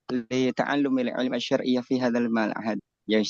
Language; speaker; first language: Arabic; non-native, learner; Indonesian